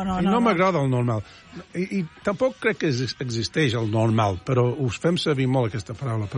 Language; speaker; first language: Catalan; non-native, fluent; English